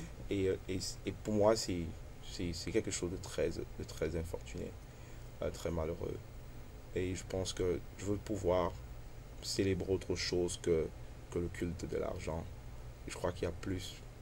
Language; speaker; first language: French; non-native, local second language; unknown